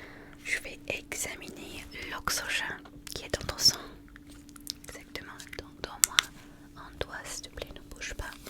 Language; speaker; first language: French; non-native, fluent; English